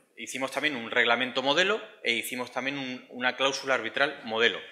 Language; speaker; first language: Spanish; native; Spanish